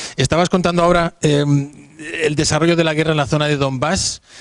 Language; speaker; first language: Spanish; native; Spanish